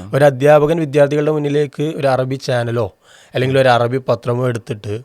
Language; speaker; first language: Malayalam; native; Malayalam